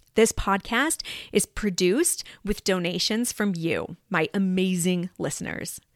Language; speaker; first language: English; native; English